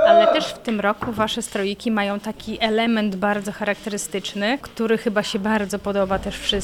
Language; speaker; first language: Polish; native; Polish